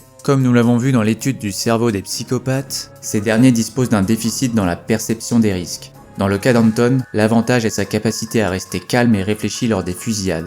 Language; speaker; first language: French; native; French